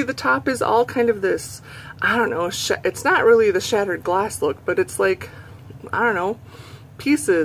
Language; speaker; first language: English; native; English